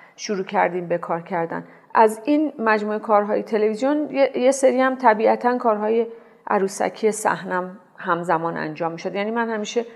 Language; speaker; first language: Persian; native; Persian